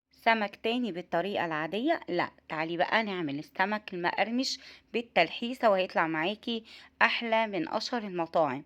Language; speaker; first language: Arabic; native; Arabic